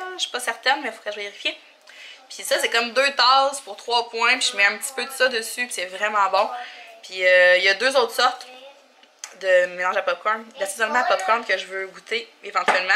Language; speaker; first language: French; native; French